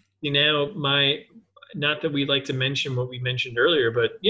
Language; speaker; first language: English; native; English